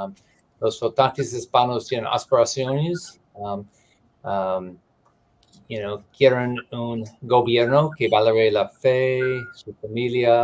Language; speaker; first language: Spanish; non-native, learner; English